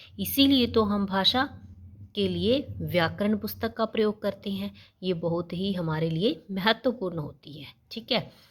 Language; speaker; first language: Hindi; non-native, local second language; Punjabi